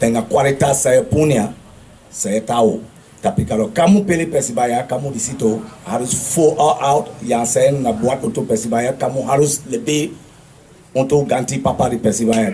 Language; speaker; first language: Indonesian; non-native, fluent; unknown